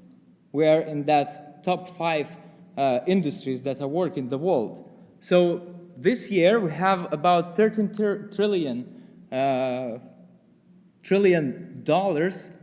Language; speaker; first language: English; non-native, fluent; Lithuanian